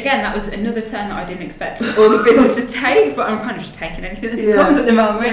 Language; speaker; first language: English; native; English